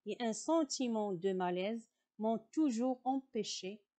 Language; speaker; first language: French; non-native, local second language; Arabic